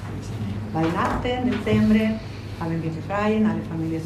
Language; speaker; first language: German; non-native, learner; Spanish